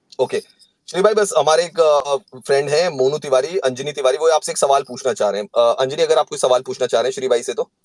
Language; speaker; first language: Hindi; native; Hindi